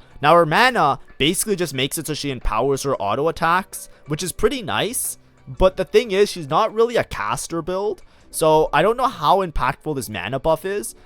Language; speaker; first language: English; native; English